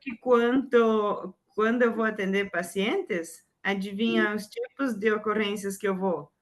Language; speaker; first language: Portuguese; native; Portuguese